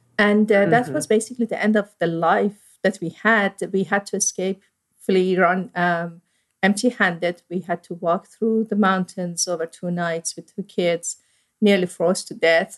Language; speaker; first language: English; non-native, fluent; Persian